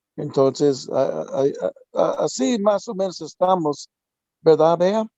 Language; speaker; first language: Spanish; non-native, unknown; English